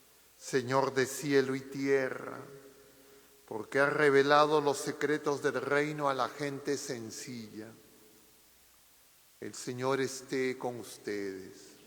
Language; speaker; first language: Spanish; native; Spanish